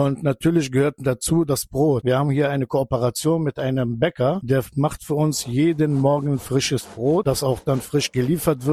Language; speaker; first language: German; non-native, fluent; Turkish